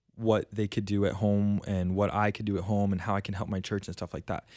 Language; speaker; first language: English; native; English